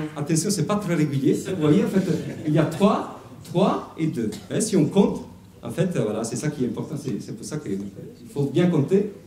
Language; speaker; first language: French; non-native, fluent; Italian